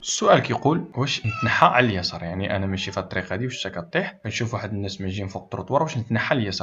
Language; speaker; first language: Arabic; native; Arabic